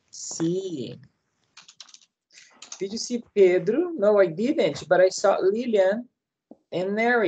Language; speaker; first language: English; non-native, learner; Portuguese